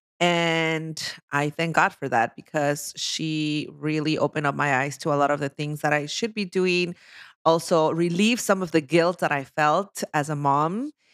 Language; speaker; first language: English; non-native, fluent; Spanish